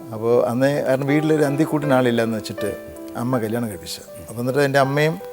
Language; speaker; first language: Malayalam; native; Malayalam